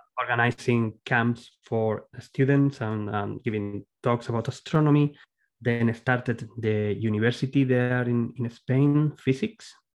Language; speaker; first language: English; non-native, fluent; Spanish